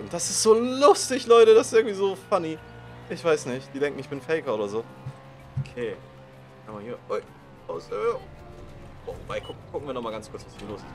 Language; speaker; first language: German; native; German